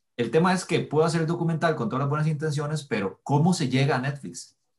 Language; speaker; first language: Spanish; native; Spanish